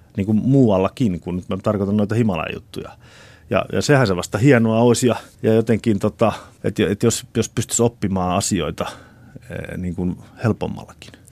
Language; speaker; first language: Finnish; native; Finnish